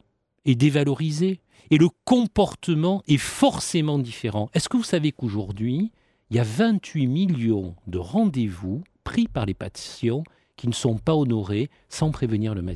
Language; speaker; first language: French; native; French